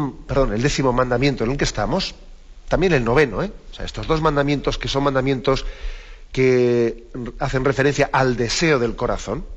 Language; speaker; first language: Spanish; native; Spanish